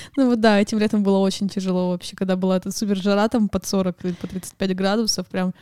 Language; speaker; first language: Russian; native; Russian